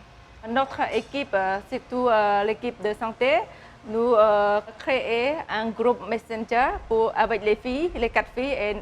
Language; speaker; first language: French; non-native, fluent; Khmer